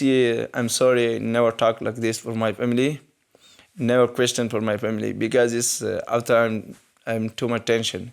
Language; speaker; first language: English; non-native, learner; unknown